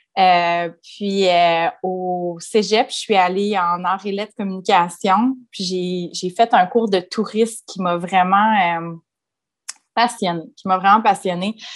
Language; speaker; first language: French; native; French